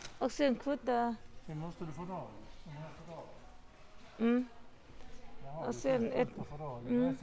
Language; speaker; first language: Swedish; non-native, learner; Thai